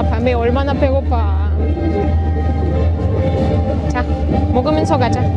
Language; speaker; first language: Korean; non-native, learner; Russian